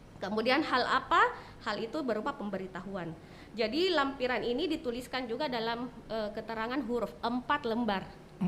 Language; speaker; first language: Indonesian; native; Indonesian